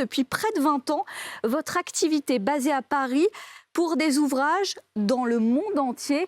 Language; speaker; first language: French; native; French